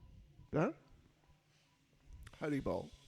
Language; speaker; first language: Russian; non-native, learner; English